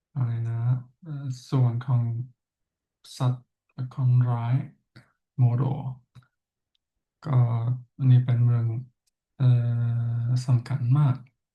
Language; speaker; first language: Thai; non-native, learner; English